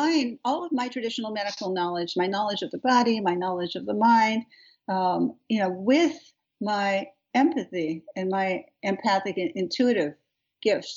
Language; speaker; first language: English; native; English